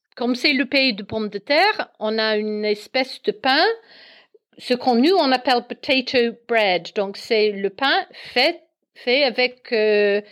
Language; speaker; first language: French; non-native, fluent; English